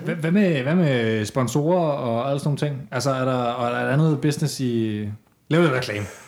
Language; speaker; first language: Danish; native; Danish